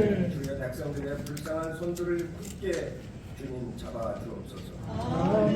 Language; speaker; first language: Korean; native; Korean